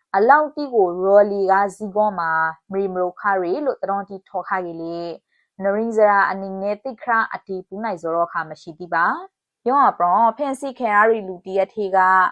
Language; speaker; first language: Burmese; native; Burmese